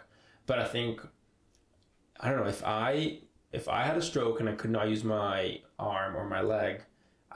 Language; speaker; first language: English; non-native, fluent; Hebrew